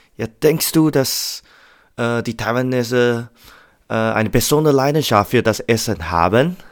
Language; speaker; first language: German; non-native, learner; Chinese